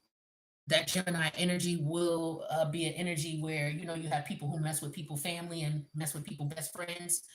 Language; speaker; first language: English; native; English